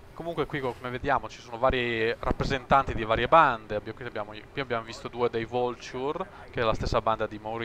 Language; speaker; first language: Italian; native; Italian